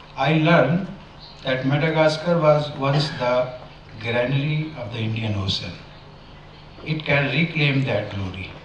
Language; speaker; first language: English; non-native, local second language; Hindi